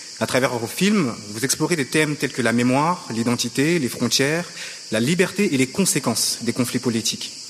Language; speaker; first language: French; native; French